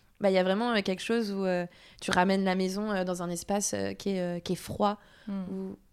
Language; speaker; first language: French; native; French